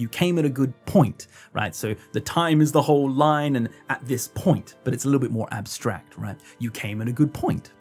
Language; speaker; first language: English; native; English